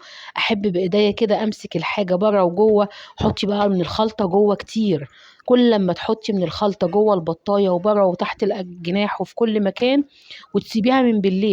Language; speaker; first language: Arabic; native; Arabic